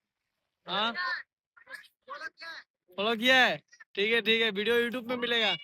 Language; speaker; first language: Hindi; non-native, local second language; Assamese